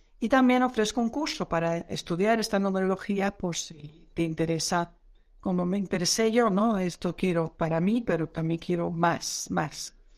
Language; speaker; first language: Spanish; non-native, fluent; Dutch